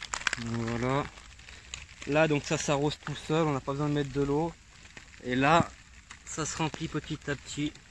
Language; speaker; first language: French; native; French